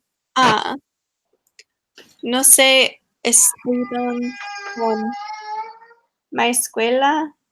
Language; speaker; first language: Spanish; non-native, learner; English